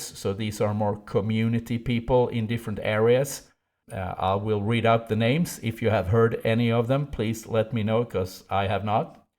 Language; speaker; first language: English; non-native, fluent; Swedish